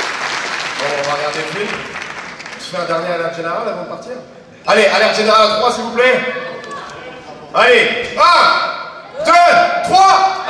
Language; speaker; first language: French; native; French